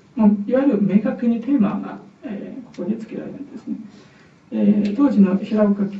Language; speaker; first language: Japanese; non-native, fluent; Chinese